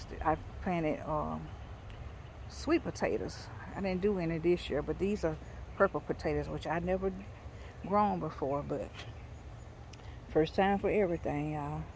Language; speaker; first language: English; native; English